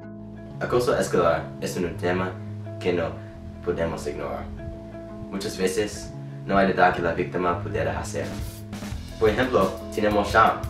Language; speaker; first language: Spanish; non-native, learner; English